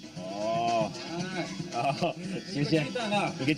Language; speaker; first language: Chinese; non-native, learner; English